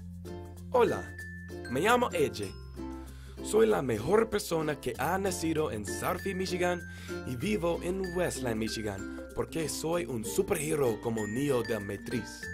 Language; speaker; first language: Spanish; non-native, learner; English